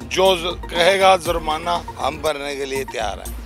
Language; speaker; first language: Urdu; native; Urdu